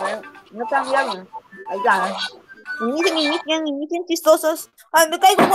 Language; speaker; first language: Spanish; native; Spanish